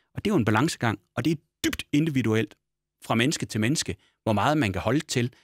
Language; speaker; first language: Danish; native; Danish